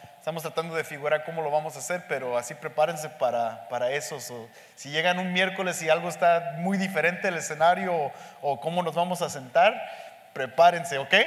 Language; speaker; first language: Spanish; early bilingual, heritage; Spanish